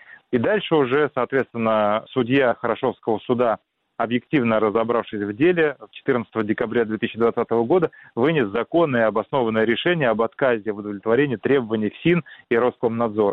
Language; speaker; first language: Russian; native; Russian